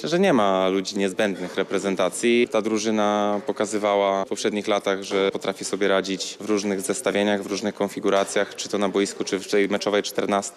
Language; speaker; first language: Polish; native; Polish